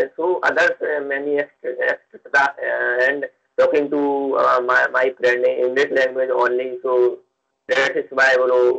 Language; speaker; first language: English; non-native, learner; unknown